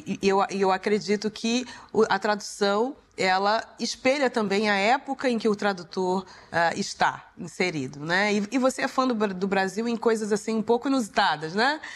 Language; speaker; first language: Portuguese; native; Portuguese